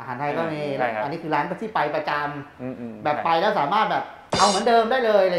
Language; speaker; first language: Thai; native; Thai